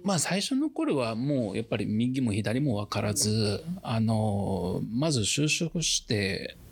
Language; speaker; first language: Japanese; non-native, fluent; Arabic